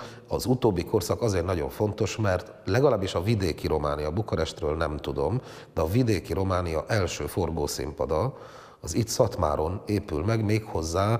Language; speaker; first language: Hungarian; native; Hungarian